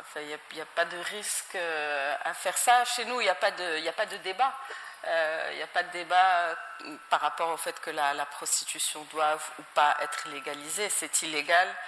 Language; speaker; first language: French; non-native, local second language; Arabic